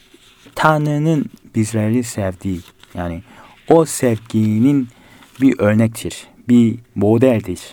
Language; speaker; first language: Turkish; non-native, fluent; Korean